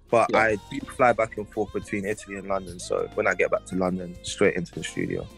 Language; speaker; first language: English; native; English